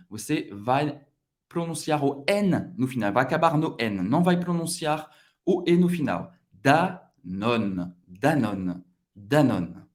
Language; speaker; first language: Portuguese; non-native, fluent; French